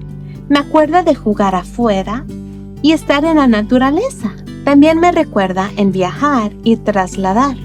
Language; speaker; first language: Spanish; early bilingual, other home language; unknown